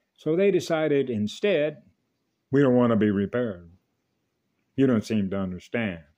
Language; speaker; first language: English; native; English